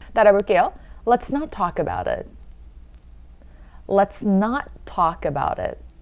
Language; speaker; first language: English; early bilingual, other home language; Korean